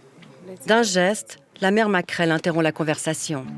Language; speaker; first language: French; native; French